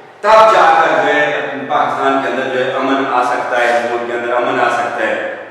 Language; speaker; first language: Urdu; non-native, local second language; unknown